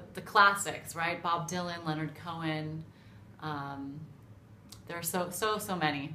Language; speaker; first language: English; native; English